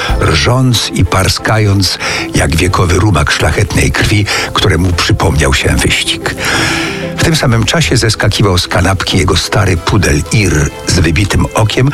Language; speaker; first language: Polish; native; Polish